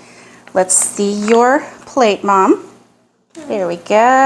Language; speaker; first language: English; native; English